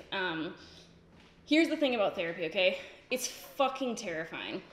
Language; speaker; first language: English; native; English